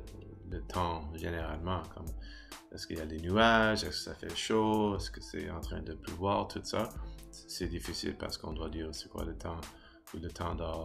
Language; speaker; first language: French; non-native, learner; English